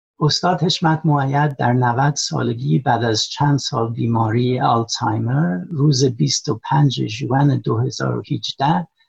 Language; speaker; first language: Persian; non-native, fluent; English